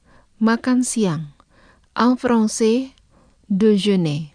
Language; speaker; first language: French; non-native, fluent; Indonesian